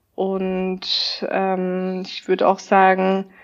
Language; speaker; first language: German; native; German